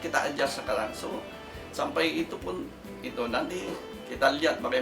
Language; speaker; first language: Indonesian; non-native, fluent; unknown